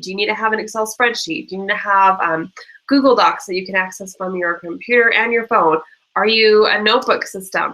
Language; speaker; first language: English; native; English